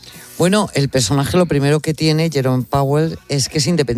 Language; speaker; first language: Spanish; native; Spanish